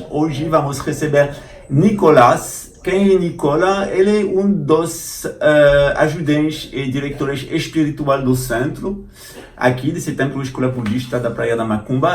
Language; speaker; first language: Portuguese; non-native, fluent; French